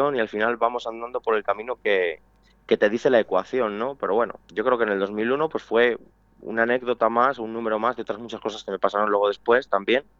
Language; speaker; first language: Spanish; native; Spanish